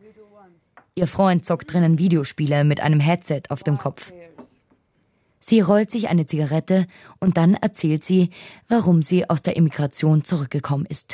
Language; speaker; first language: German; native; German